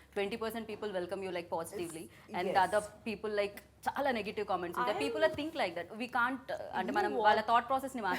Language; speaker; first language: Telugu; native; Telugu